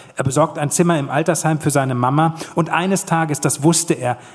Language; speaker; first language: German; native; German